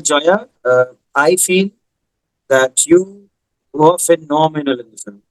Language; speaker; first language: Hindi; native; Hindi